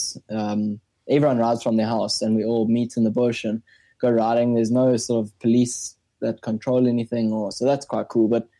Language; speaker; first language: English; native; English